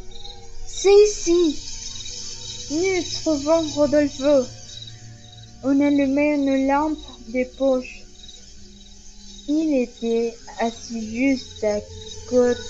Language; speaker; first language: French; non-native, learner; Spanish